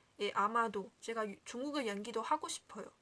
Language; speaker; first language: Korean; non-native, learner; Chinese